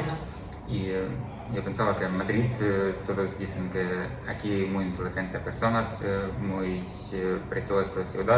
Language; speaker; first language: Spanish; non-native, learner; Ukrainian